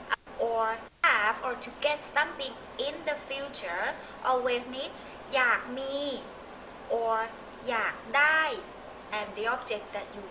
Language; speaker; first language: English; non-native, fluent; Thai